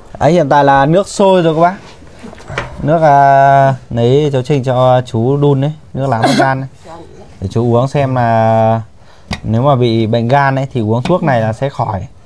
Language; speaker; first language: Vietnamese; native; Vietnamese